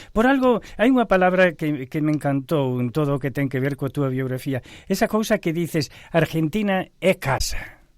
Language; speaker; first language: Galician; early bilingual, heritage; Spanish